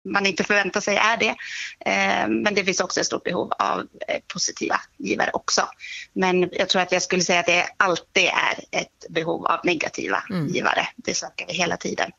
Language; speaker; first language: Swedish; native; Swedish